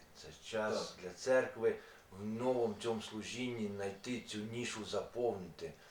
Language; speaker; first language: Ukrainian; non-native, local second language; Russian